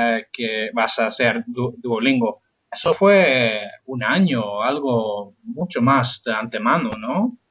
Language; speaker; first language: Spanish; non-native, fluent; English